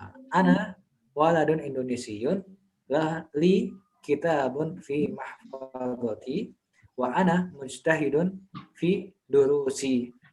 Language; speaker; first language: Arabic; non-native, fluent; Indonesian